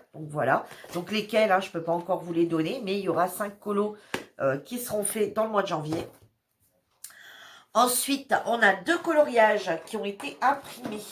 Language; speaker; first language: French; native; French